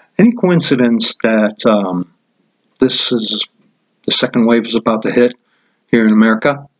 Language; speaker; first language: English; native; English